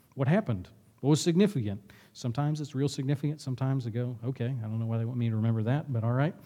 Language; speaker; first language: English; native; English